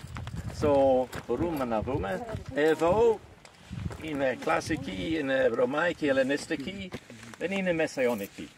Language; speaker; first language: Greek; non-native, learner; English